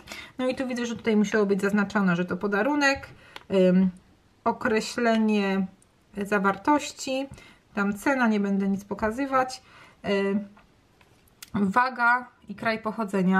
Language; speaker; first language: Polish; native; Polish